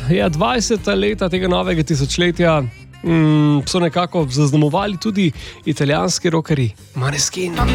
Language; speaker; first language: Slovenian; native; Slovenian